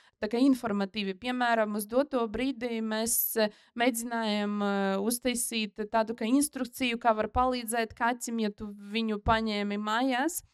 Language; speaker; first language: Latvian; non-native, local second language; Russian